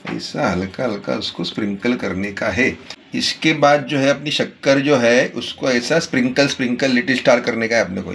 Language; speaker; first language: Hindi; non-native, local second language; Marathi